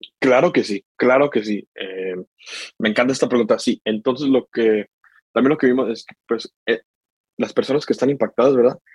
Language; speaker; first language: Spanish; early bilingual, heritage; Spanish